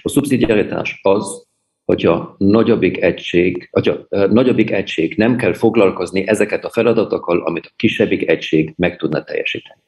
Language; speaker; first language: Hungarian; early bilingual, heritage; German